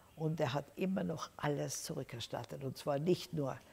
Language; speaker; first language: German; native; German